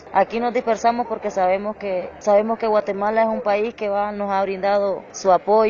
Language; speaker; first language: Spanish; native; Spanish